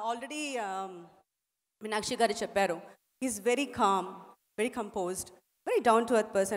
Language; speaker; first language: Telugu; non-native, local second language; Tamil